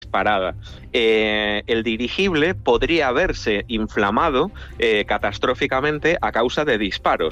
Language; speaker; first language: Spanish; native; Spanish